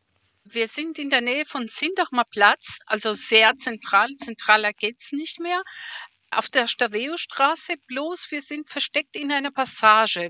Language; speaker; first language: German; early bilingual, heritage; German